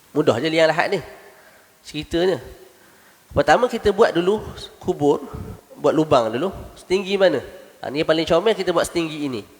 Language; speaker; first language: Malay; native; Malay